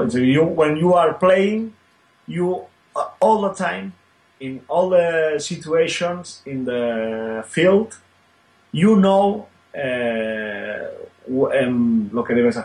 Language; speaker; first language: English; non-native, learner; Spanish